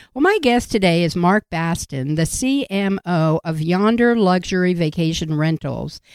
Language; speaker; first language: English; native; English